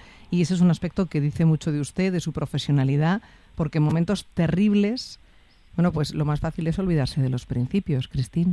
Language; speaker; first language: Spanish; native; Spanish